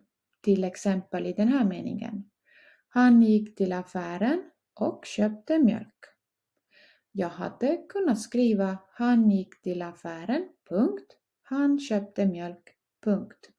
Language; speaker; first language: Swedish; non-native, fluent; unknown